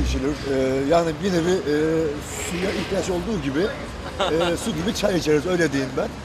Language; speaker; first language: Turkish; native; Turkish